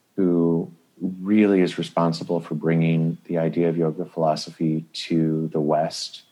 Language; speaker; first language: English; native; English